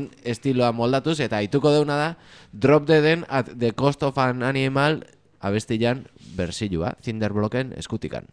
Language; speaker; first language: Basque; native; Basque